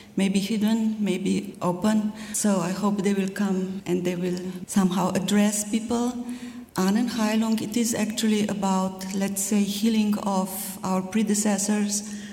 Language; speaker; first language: English; non-native, fluent; Slovenian